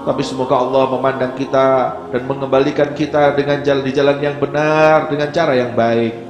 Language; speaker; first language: Indonesian; native; Indonesian